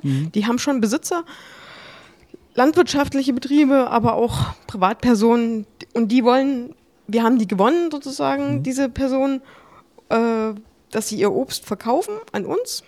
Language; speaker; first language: German; native; German